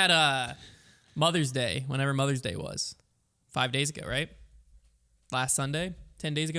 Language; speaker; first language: English; native; English